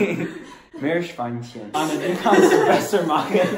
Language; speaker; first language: German; non-native, learner; English